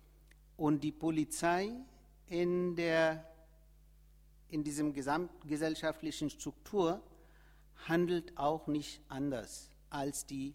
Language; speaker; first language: German; non-native, fluent; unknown